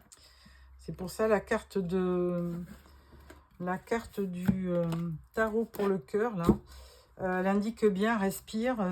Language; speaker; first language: French; native; French